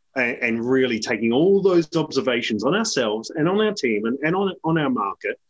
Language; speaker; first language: English; native; English